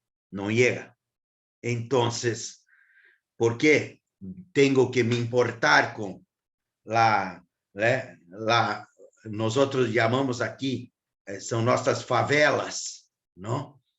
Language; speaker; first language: Spanish; non-native, learner; Portuguese